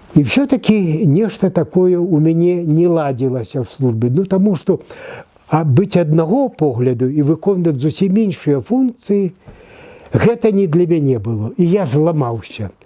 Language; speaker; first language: Belarusian; native; Belarusian